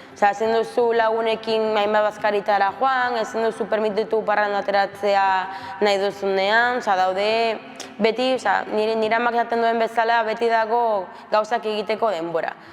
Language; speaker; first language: Basque; early bilingual, other home language; Spanish